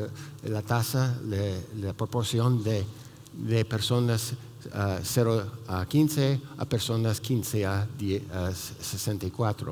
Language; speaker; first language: Spanish; non-native, fluent; English